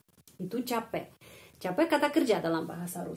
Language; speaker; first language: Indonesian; non-native, fluent; Russian